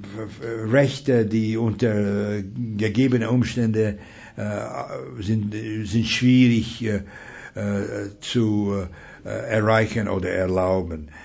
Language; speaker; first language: German; non-native, fluent; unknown